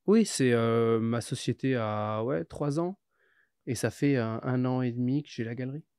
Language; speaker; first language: French; native; French